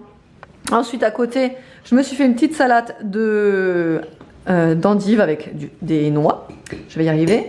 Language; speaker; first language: French; native; French